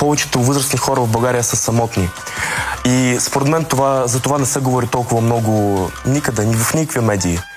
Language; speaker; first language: Bulgarian; early bilingual, other home language; Russian